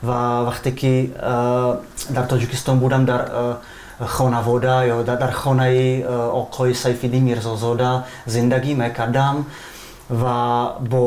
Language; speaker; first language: Tajik; non-native, fluent; Czech